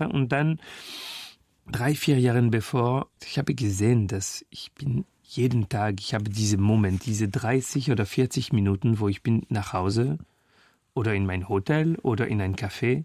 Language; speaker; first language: German; non-native, fluent; French